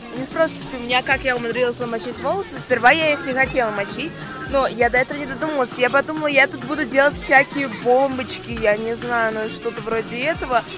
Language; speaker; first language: Russian; non-native, local second language; Azerbaijani